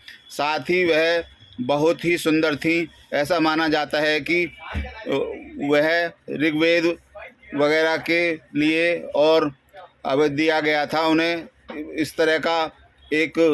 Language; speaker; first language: Hindi; native; Hindi